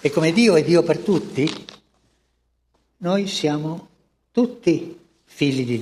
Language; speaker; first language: Italian; non-native, fluent; Spanish